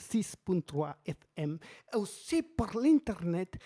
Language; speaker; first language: French; non-native, learner; Spanish